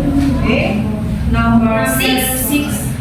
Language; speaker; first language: English; non-native, learner; Indonesian